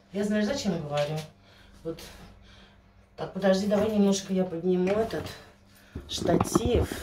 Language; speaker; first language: Russian; native; Russian